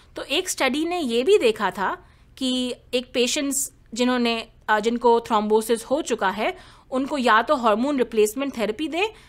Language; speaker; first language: Hindi; native; Hindi